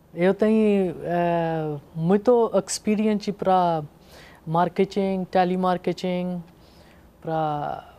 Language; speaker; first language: Portuguese; non-native, learner; Urdu